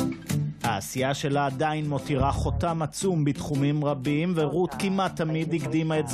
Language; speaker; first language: Hebrew; native; Hebrew